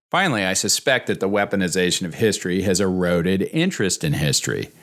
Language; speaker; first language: English; native; English